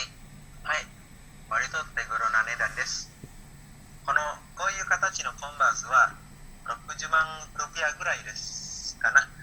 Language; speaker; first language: Japanese; non-native, learner; Indonesian